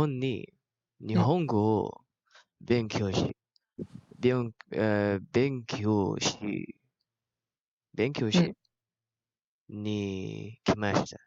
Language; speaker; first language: Japanese; non-native, learner; Malay